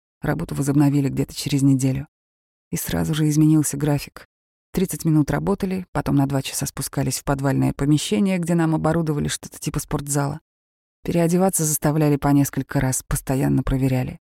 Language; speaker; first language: Russian; native; Russian